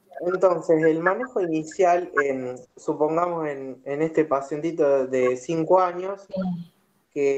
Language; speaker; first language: Spanish; native; Spanish